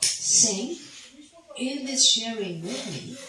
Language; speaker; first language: English; non-native, fluent; Romanian